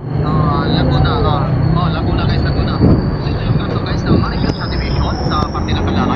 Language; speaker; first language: Filipino; native; Filipino